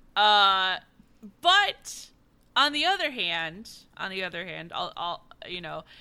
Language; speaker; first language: English; native; English